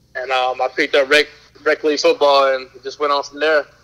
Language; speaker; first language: English; native; English